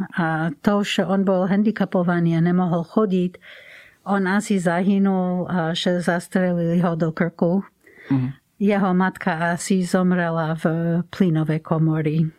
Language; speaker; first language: Slovak; non-native, fluent; English